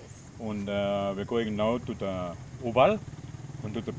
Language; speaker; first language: English; non-native, learner; German